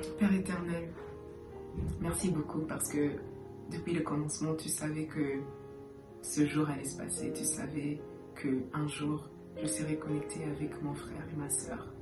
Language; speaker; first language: French; early bilingual, heritage; French